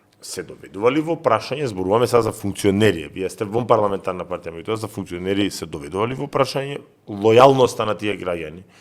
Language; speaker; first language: Macedonian; native; Macedonian